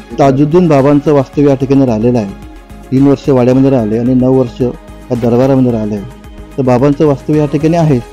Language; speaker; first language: Marathi; native; Marathi